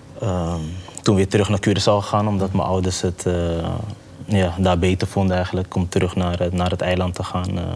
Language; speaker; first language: Dutch; early bilingual, other home language; Papiamento